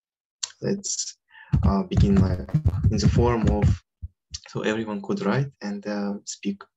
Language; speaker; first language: English; non-native, fluent; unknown